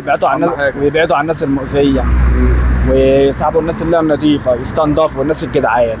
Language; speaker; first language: Arabic; native; Arabic